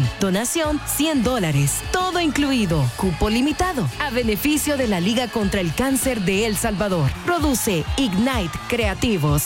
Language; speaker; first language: Spanish; native; Spanish